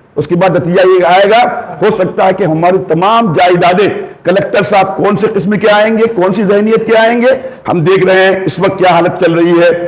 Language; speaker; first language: Urdu; non-native, local second language; Konkani